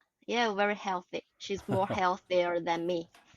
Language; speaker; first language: English; non-native, learner; Chinese